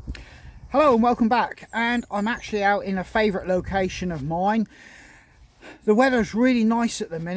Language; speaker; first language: English; native; English